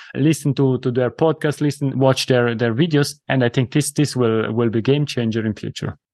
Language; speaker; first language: English; non-native, fluent; Italian